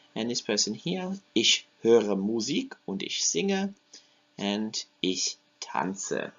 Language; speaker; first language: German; non-native, fluent; English